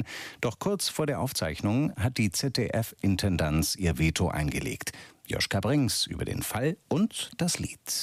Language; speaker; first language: German; native; German